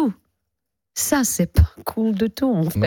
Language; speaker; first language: French; non-native, fluent; English